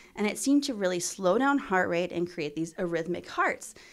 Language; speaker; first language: English; native; English